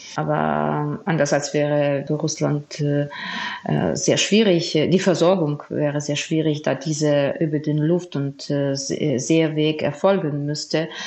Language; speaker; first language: German; non-native, fluent; Ukrainian